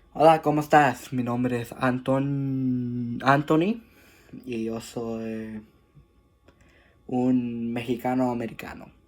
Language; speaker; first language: Spanish; early bilingual, heritage; English